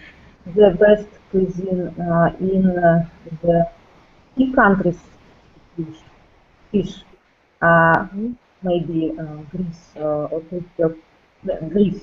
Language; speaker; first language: English; non-native, learner; Russian